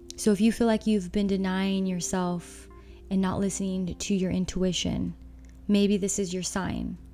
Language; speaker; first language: English; native; English